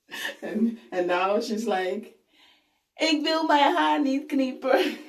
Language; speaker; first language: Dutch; non-native, learner; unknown